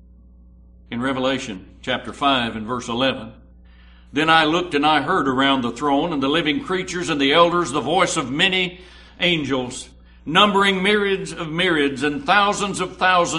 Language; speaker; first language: English; native; English